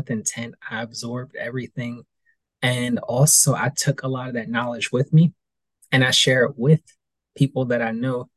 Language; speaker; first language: English; native; English